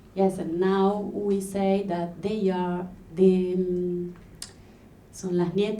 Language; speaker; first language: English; non-native, learner; Spanish